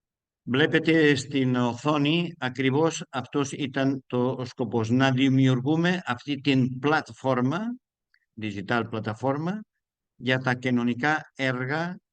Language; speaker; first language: Greek; non-native, learner; Spanish